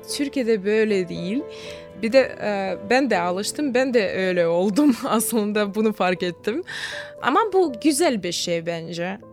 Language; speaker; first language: Turkish; non-native, fluent; Russian